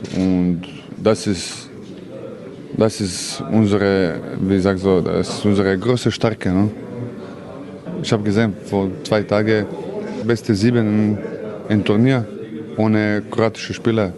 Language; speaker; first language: German; non-native, learner; Croatian